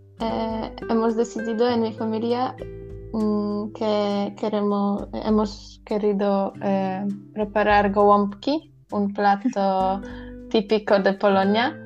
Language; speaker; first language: Spanish; non-native, learner; Polish